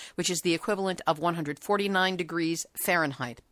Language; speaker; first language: English; native; English